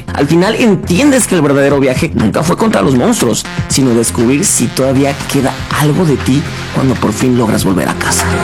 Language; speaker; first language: Spanish; native; Spanish